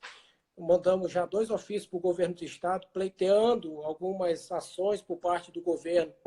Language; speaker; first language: Portuguese; native; Portuguese